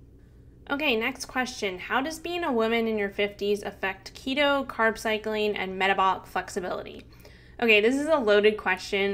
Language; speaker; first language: English; native; English